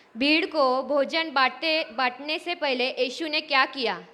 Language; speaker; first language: Hindi; non-native, local second language; Marathi